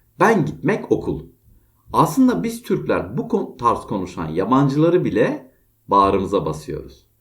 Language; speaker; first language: Turkish; native; Turkish